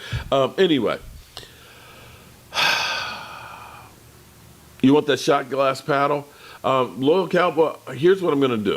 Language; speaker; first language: English; native; English